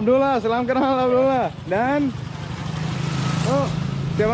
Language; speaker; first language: Indonesian; non-native, learner; Danish